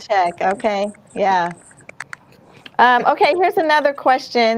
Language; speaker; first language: English; native; English